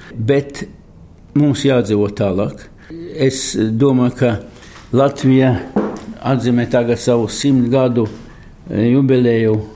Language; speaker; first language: Latvian; non-native, local second language; Russian